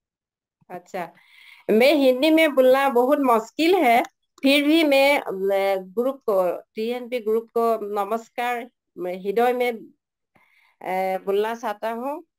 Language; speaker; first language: Hindi; non-native, learner; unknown